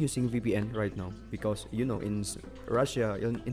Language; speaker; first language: English; non-native, fluent; Indonesian